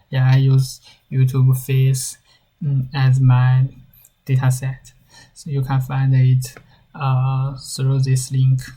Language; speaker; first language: English; non-native, learner; Chinese